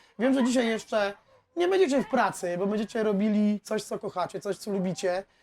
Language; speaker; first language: Polish; native; Polish